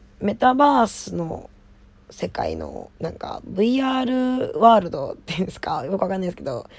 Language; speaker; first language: Japanese; native; Japanese